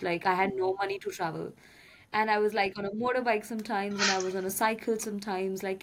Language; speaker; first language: English; non-native, local second language; Hindi